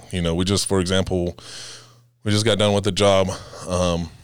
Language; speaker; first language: English; native; English